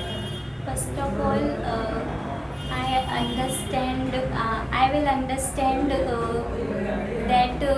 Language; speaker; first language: English; non-native, learner; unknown